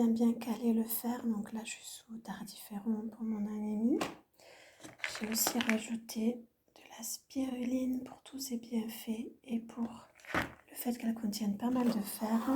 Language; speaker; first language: French; native; French